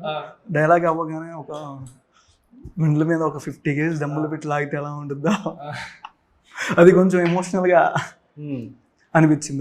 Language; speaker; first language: Telugu; native; Telugu